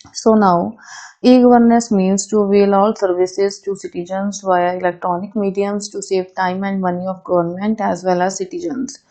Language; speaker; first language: English; non-native, local second language; Punjabi